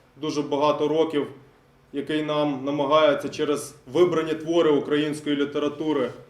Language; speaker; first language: Ukrainian; native; Ukrainian